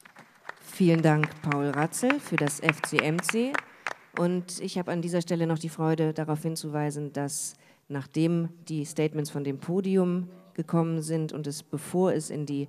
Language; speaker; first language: German; native; German